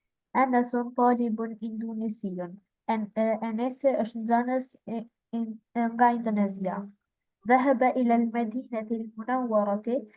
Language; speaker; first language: Arabic; non-native, learner; Albanian